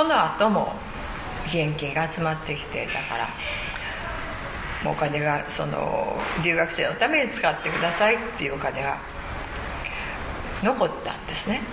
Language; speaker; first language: Japanese; native; Japanese